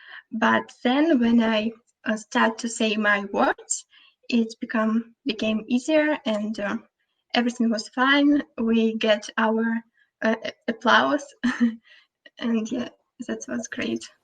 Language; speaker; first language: English; non-native, fluent; Russian